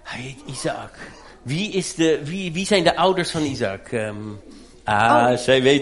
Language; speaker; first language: Dutch; native; Dutch